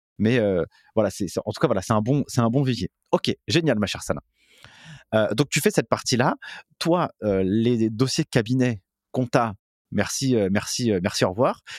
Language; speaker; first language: French; native; French